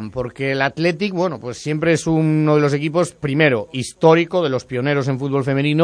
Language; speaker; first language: Spanish; native; Spanish